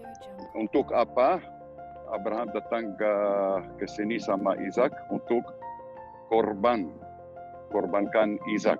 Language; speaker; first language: Indonesian; non-native, learner; Hebrew